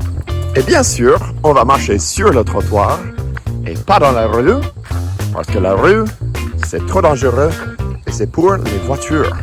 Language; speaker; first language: French; non-native, fluent; English